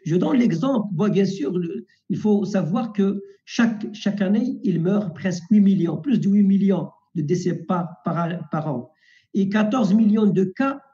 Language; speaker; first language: French; non-native, local second language; Arabic